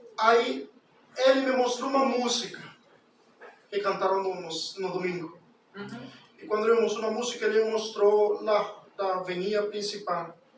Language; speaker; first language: Portuguese; non-native, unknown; Spanish